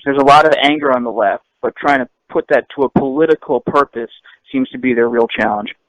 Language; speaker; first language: English; native; English